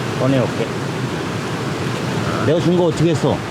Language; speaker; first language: Korean; native; Korean